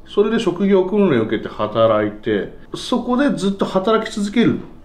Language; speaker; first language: Japanese; native; Japanese